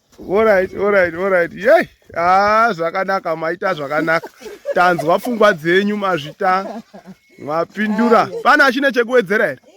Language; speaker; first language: Shona; native; Shona